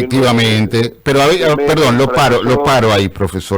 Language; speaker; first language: Spanish; native; Spanish